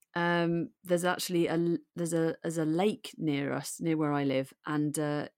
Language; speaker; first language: English; native; English